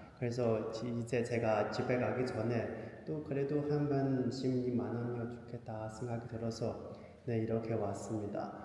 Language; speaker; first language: Korean; non-native, fluent; Chinese